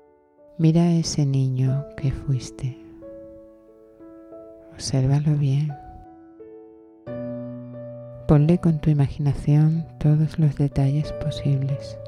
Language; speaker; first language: Spanish; native; Spanish